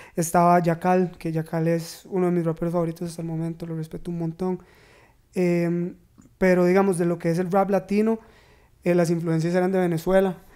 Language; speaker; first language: Spanish; native; Spanish